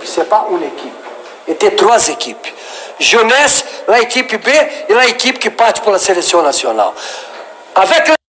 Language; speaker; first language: French; non-native, learner; Portuguese